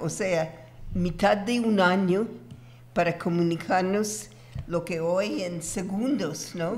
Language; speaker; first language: Spanish; non-native, fluent; English